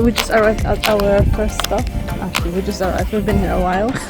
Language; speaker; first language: English; non-native, fluent; Polish